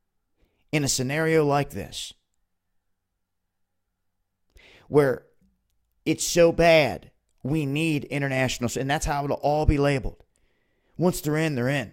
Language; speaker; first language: English; native; English